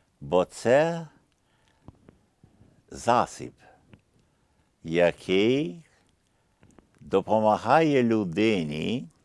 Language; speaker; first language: Ukrainian; early bilingual, heritage; Ukrainian